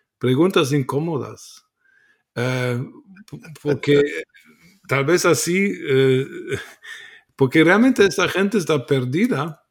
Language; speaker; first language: Spanish; non-native, fluent; German